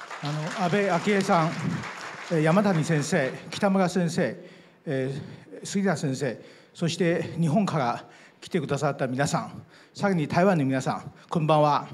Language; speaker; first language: Japanese; non-native, fluent; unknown